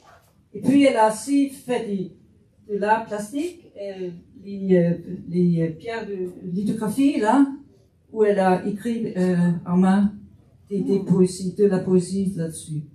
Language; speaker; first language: French; non-native, fluent; Faroese